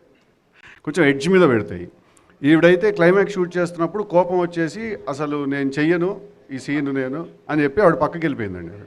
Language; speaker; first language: Telugu; native; Telugu